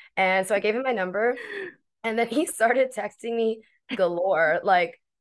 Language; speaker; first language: English; native; English